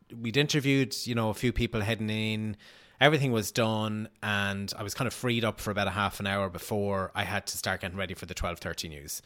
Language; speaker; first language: English; native; English